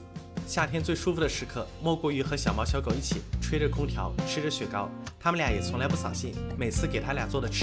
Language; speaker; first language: Chinese; native; Chinese